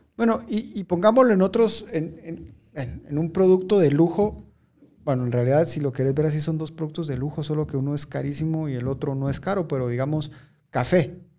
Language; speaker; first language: Spanish; native; Spanish